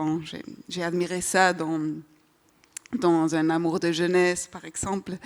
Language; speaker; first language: French; non-native, learner; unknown